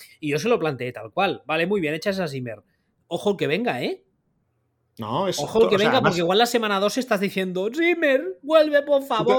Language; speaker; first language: Spanish; native; Spanish